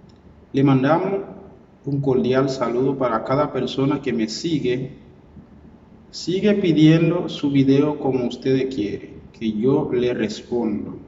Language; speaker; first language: Spanish; non-native, learner; Haitian Creole